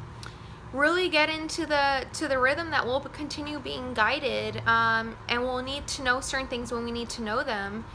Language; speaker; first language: English; native; English